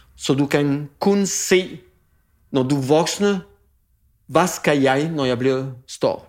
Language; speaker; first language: Danish; non-native, fluent; French